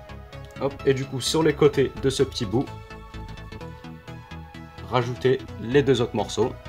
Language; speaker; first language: French; native; French